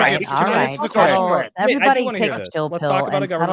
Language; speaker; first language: English; native; English